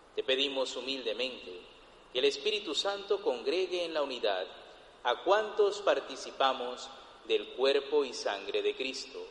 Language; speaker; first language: Spanish; native; Spanish